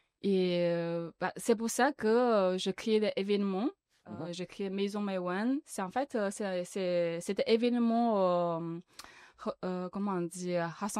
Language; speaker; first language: French; non-native, learner; Chinese